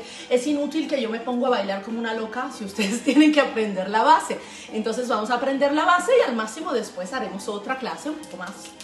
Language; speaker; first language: Spanish; non-native, fluent; Italian